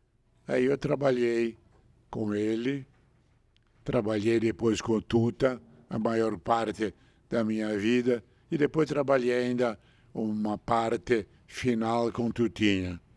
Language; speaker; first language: Portuguese; non-native, fluent; Italian